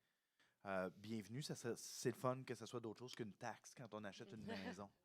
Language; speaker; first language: French; native; French